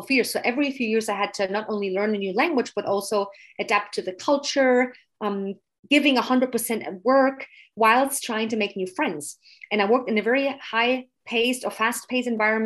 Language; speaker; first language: English; non-native, fluent; German